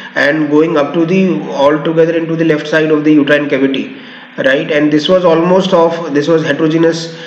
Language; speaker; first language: English; non-native, local second language; Hindi